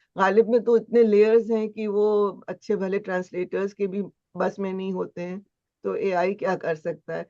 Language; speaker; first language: Hindi; native; Hindi